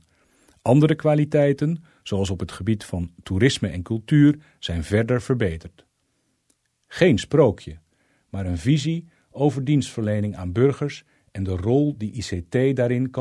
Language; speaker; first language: Dutch; native; Dutch